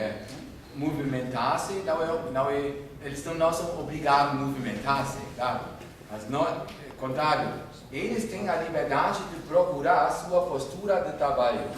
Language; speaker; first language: Portuguese; non-native, fluent; German